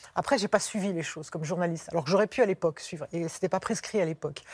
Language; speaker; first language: French; native; French